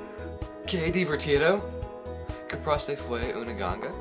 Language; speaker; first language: Spanish; non-native, learner; English